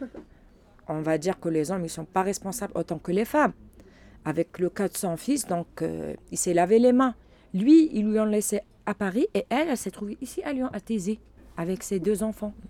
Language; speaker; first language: French; non-native, local second language; Arabic